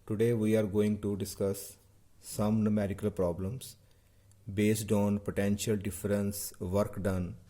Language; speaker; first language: English; non-native, local second language; Punjabi